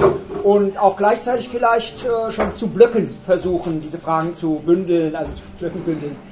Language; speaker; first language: German; native; German